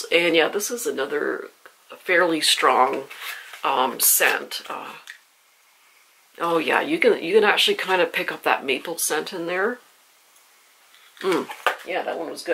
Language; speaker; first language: English; native; English